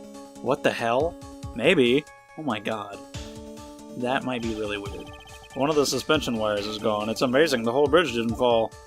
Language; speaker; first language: English; native; English